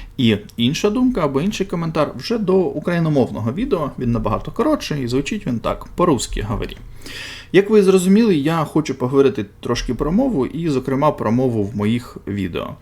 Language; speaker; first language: Ukrainian; non-native, local second language; Russian